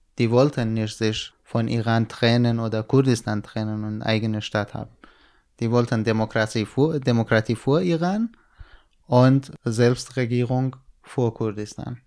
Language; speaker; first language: German; non-native, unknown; Central Kurdish